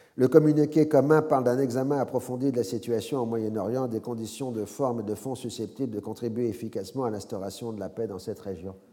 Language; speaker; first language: French; native; French